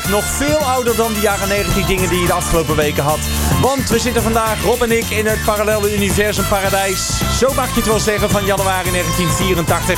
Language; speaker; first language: Dutch; native; Dutch